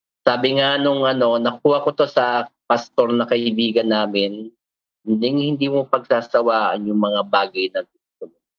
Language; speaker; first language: Filipino; native; Filipino